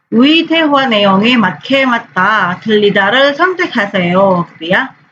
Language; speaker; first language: Korean; non-native, fluent; Indonesian